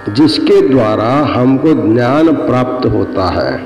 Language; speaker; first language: Hindi; non-native, local second language; Kannada